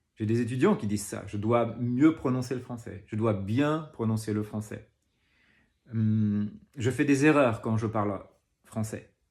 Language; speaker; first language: French; native; French